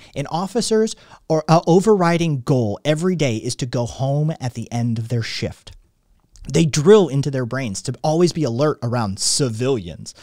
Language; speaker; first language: English; native; English